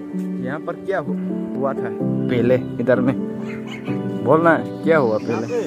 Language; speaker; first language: Hindi; non-native, local second language; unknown